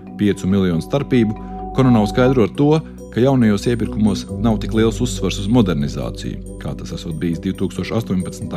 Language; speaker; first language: Latvian; native; Latvian